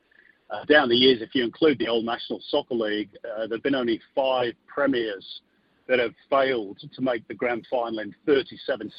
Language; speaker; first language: English; native; English